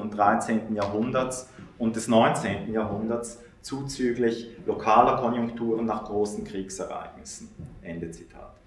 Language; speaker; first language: German; native; German